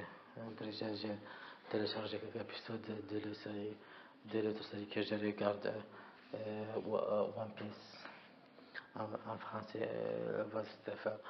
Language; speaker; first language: French; non-native, learner; Arabic